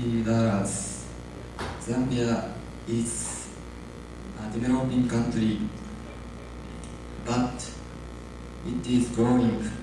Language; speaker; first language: English; non-native, learner; Japanese